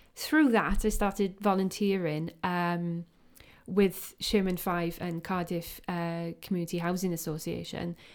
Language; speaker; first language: English; native; English